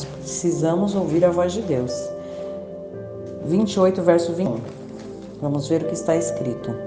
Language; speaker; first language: Portuguese; native; Portuguese